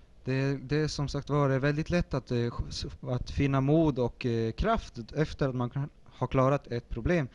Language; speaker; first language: Swedish; early bilingual, other home language; Spanish